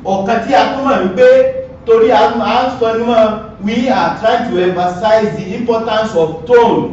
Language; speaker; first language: English; non-native, local second language; Yoruba